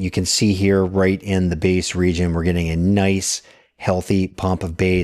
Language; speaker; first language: English; native; English